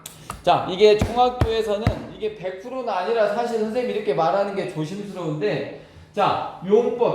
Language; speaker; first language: Korean; native; Korean